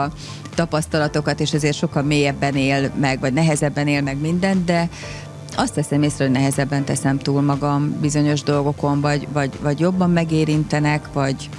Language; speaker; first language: Hungarian; native; Hungarian